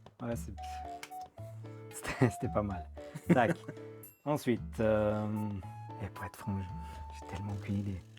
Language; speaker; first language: French; native; French